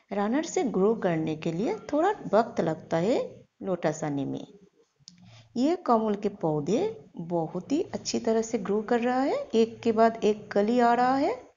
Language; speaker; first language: Hindi; non-native, local second language; Bangla